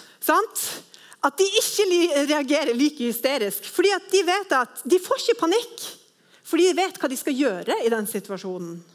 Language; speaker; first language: Norwegian; native; Norwegian